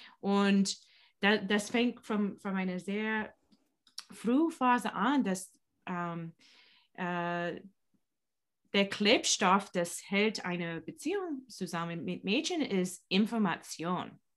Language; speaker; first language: German; non-native, learner; English